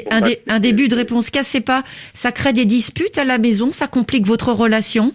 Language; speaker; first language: French; native; French